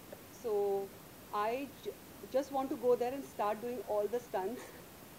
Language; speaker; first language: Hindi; native; Hindi